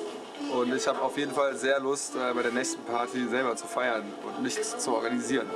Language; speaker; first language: German; native; German